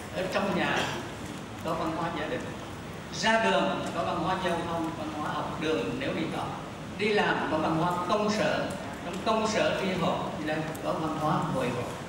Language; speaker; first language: Vietnamese; native; Vietnamese